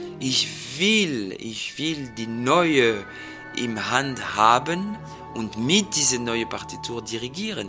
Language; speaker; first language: German; non-native, fluent; French